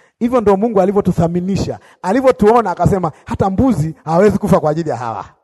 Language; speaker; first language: Swahili; native; Swahili